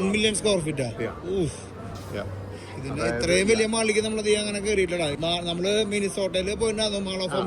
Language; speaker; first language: Malayalam; native; Malayalam